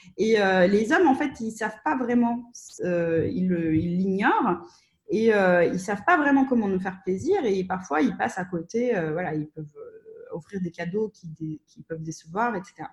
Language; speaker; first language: French; non-native, fluent; Russian